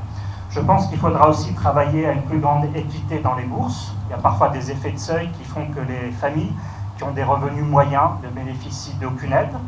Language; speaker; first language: French; native; French